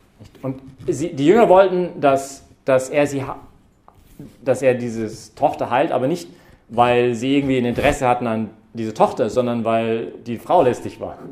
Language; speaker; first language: German; non-native, fluent; English